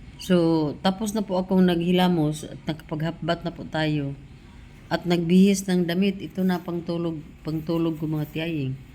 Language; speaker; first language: Filipino; non-native, local second language; Cebuano